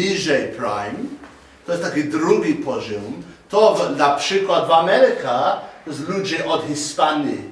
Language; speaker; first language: Polish; non-native, learner; English